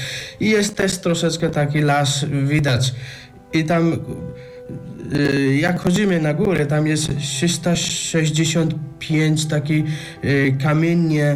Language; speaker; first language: Polish; non-native, learner; Nepali